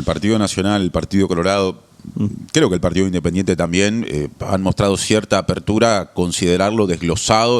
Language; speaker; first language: Spanish; native; Spanish